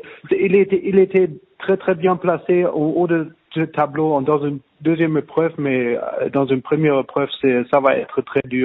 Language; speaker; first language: French; non-native, fluent; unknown